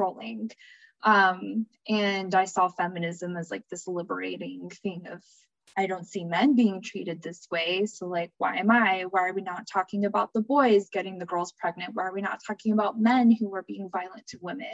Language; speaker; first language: English; native; English